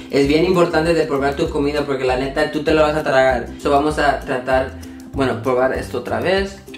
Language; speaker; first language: Spanish; early bilingual, heritage; Spanish